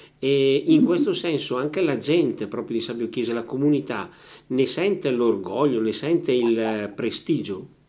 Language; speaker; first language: Italian; native; Italian